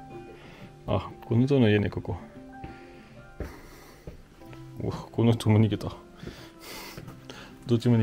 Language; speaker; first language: Japanese; non-native, learner; French